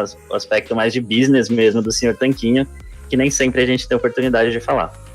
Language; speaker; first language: Portuguese; native; Portuguese